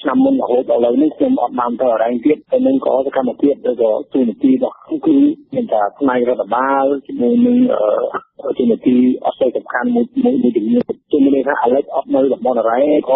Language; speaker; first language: Khmer; non-native, fluent; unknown